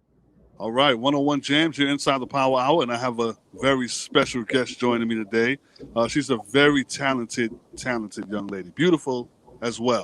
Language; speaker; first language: English; native; English